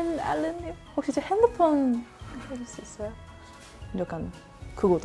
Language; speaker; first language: Korean; non-native, learner; English